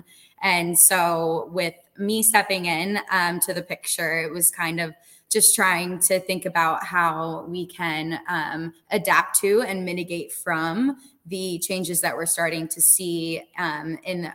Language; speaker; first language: English; native; English